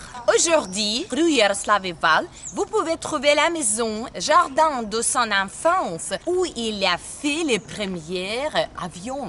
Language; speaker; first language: French; non-native, learner; Ukrainian